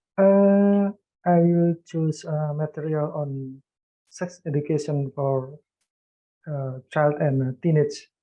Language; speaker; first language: English; non-native, learner; Indonesian